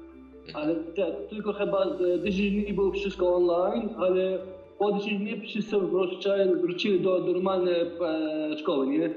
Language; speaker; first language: Polish; non-native, fluent; Arabic